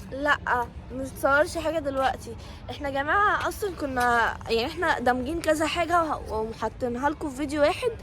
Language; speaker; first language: Arabic; native; Arabic